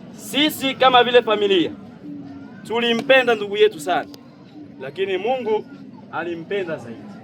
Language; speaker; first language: Swahili; non-native, local second language; Bembe